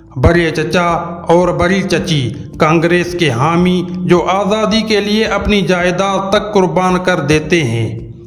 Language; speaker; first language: Urdu; non-native, local second language; Sindhi